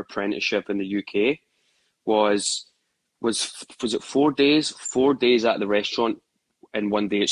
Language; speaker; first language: English; native; English